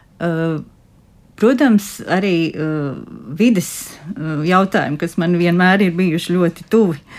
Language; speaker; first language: Latvian; native; Latvian